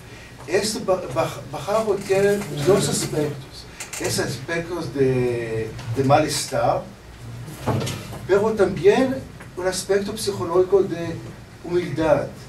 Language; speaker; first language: Spanish; non-native, learner; Hebrew